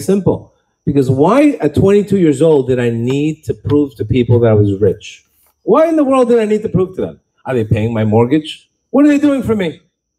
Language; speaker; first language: English; native; English